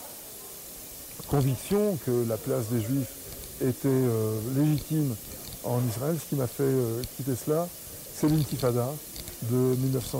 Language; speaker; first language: French; native; French